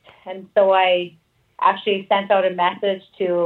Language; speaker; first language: English; native; English